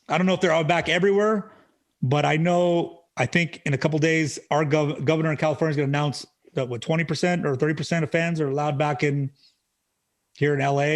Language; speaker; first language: English; native; English